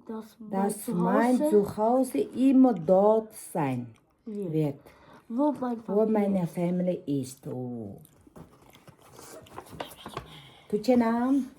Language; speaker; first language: German; non-native, learner; Tibetan